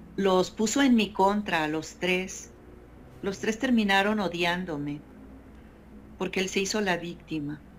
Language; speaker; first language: Spanish; native; Spanish